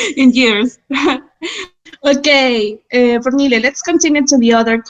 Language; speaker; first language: English; non-native, fluent; Spanish